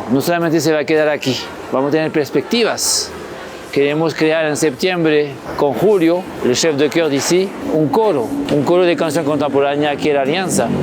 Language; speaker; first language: Spanish; non-native, fluent; French